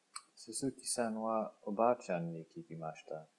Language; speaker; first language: Japanese; non-native, learner; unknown